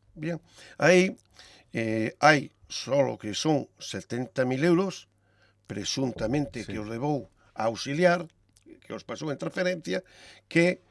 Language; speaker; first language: Galician; native; Galician